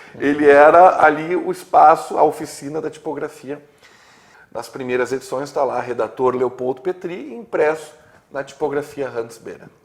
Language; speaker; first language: Portuguese; native; Portuguese